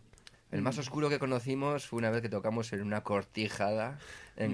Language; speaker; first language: Spanish; native; Spanish